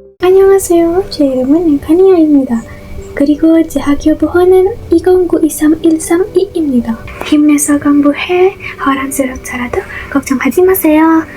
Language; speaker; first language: Korean; non-native, learner; Indonesian